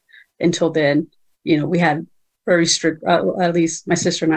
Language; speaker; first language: English; early bilingual, other home language; Spanish